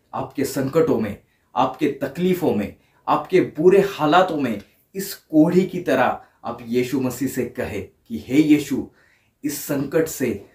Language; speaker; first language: Hindi; non-native, local second language; Marathi